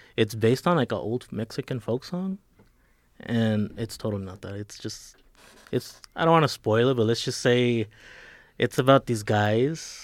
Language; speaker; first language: English; early bilingual, other home language; Spanish